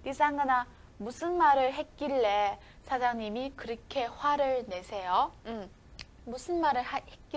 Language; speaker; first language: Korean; non-native, fluent; Chinese